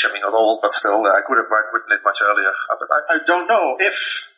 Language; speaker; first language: English; non-native, fluent; Dutch